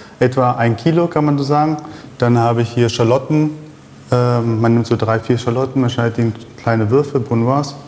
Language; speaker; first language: German; early bilingual, other home language; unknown